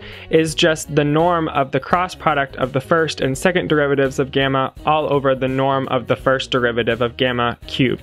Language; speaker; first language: English; native; English